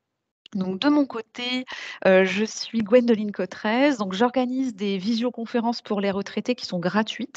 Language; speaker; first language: French; native; French